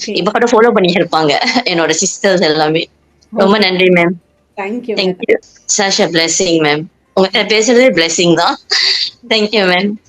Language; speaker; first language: Tamil; early bilingual, heritage; Tamil